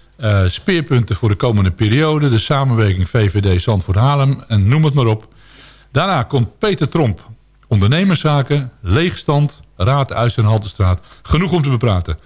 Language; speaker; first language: Dutch; native; Dutch